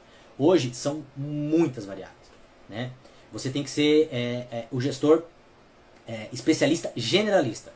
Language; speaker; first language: Portuguese; native; Portuguese